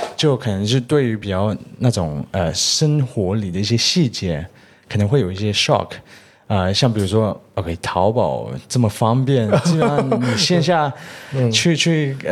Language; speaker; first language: Chinese; early bilingual, heritage; Chinese